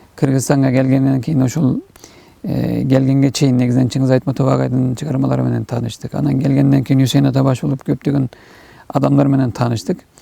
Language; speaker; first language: Kyrgyz; non-native, fluent; Turkish